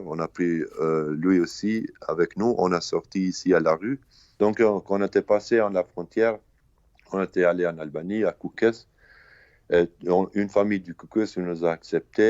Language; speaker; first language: French; non-native, learner; Albanian